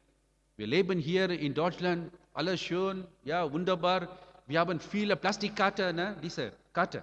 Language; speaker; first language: German; non-native, learner; Amharic